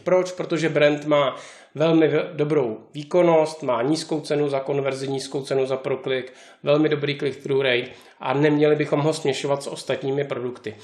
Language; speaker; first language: Czech; native; Czech